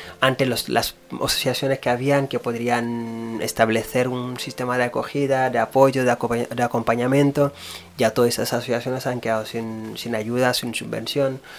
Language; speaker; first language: Spanish; non-native, fluent; Wolof